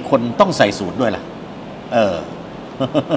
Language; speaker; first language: Thai; native; Thai